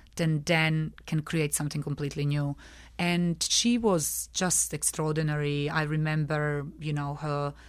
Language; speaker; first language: English; non-native, fluent; Serbian